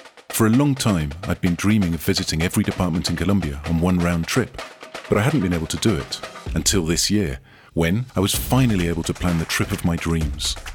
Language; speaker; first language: English; native; English